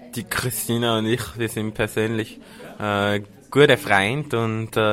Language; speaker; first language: German; native; German